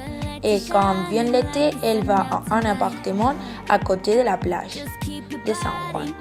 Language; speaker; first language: French; non-native, learner; Spanish